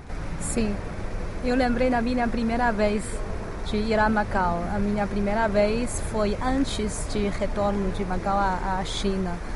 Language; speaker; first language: Portuguese; non-native, fluent; Chinese